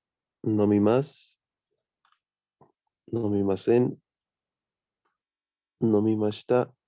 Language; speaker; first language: Japanese; non-native, learner; Spanish